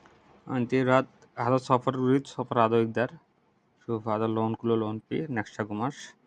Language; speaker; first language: Arabic; non-native, learner; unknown